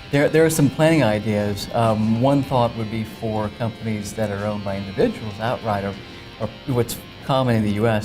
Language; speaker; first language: English; native; English